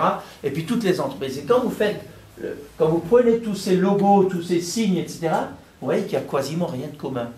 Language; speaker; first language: French; native; French